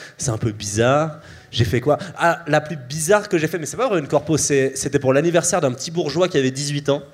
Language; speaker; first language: French; native; French